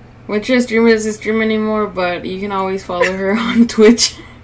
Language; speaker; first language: English; early bilingual, other home language; Spanish